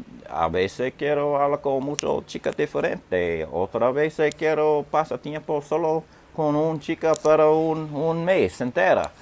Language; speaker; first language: Spanish; non-native, learner; English